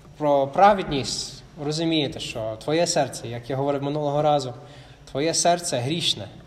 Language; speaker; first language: Ukrainian; non-native, fluent; English